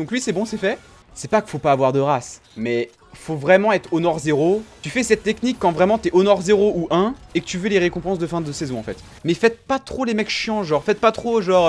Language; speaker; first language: French; native; French